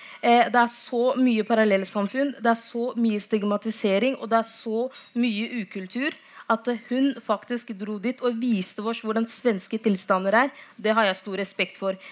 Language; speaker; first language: Norwegian; non-native, fluent; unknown